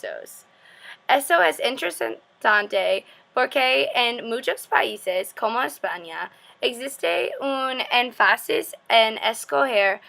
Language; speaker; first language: Spanish; non-native, learner; English